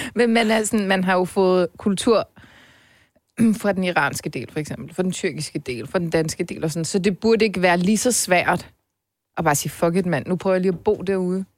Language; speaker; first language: Danish; early bilingual, other home language; Turkish